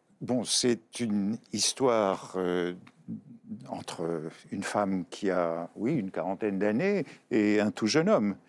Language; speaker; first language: French; native; French